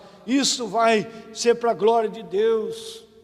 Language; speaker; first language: Portuguese; native; Portuguese